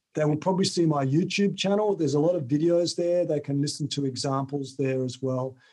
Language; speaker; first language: English; native; English